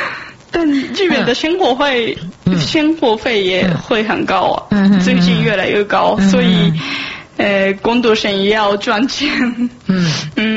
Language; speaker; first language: Chinese; non-native, learner; Japanese